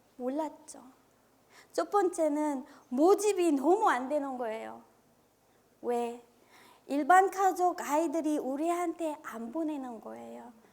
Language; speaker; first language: Korean; non-native, fluent; Filipino